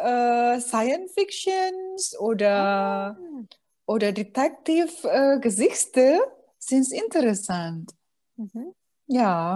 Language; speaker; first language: German; non-native, learner; Indonesian